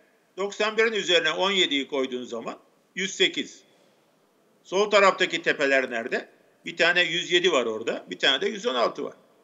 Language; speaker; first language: Turkish; native; Turkish